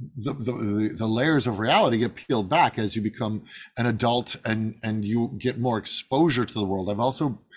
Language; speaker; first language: English; native; English